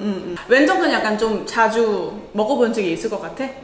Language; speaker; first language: Korean; non-native, fluent; Thai